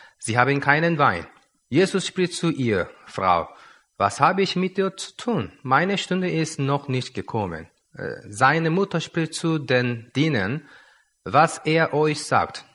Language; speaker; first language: German; non-native, learner; Korean